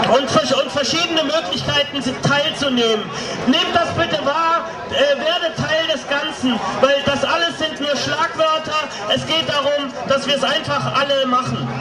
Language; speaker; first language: German; native; German